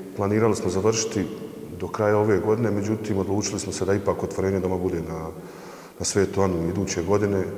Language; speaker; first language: Croatian; native; Croatian